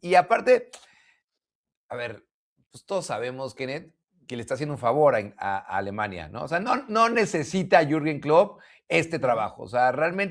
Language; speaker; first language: Spanish; native; Spanish